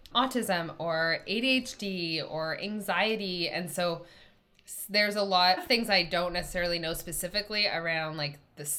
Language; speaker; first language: English; native; English